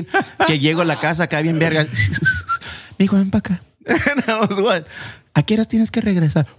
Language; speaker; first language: Spanish; early bilingual, heritage; Spanish